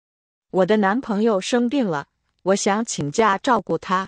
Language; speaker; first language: Chinese; non-native, learner; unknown